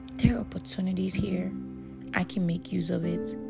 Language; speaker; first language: English; non-native, local second language; Yoruba